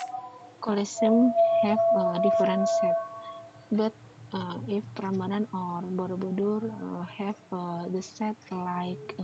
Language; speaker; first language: English; non-native, learner; Indonesian